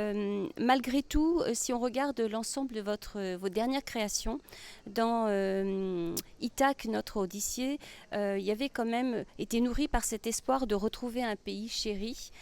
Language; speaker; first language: French; native; French